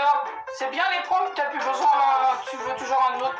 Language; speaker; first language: French; native; French